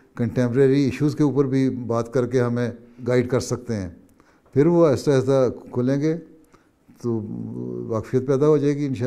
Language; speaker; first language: Urdu; native; Urdu